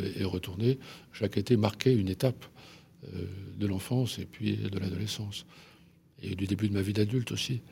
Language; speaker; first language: French; native; French